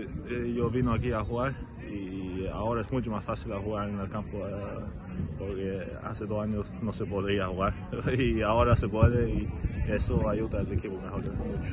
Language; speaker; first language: Spanish; non-native, learner; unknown